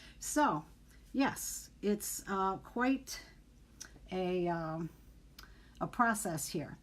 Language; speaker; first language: English; native; English